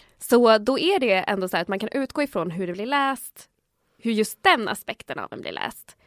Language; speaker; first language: Swedish; early bilingual, other home language; Spanish